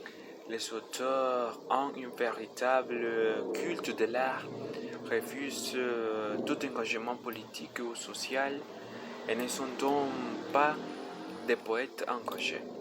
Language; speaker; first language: French; non-native, learner; Spanish